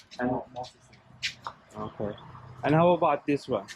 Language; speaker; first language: English; non-native, learner; Turkish